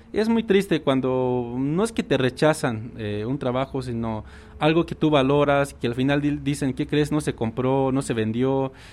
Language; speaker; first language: Spanish; non-native, local second language; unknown